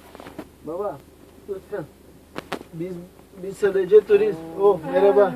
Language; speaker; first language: Turkish; non-native, learner; Portuguese